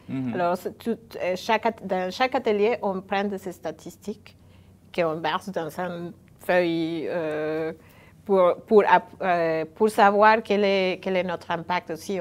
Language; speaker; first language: French; non-native, fluent; Spanish